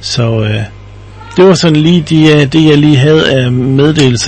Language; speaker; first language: Danish; native; Danish